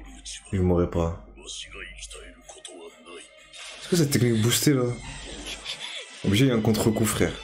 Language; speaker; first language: French; native; French